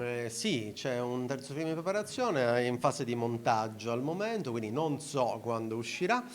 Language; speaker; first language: Italian; native; Italian